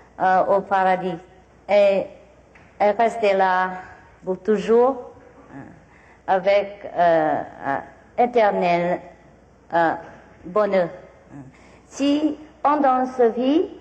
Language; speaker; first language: French; non-native, learner; Vietnamese